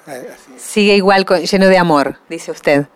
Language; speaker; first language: Spanish; native; Spanish